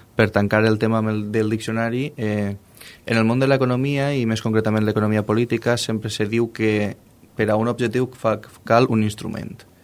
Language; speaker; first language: Catalan; native; Catalan